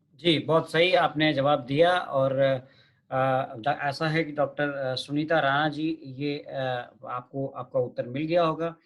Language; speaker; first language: Hindi; native; Hindi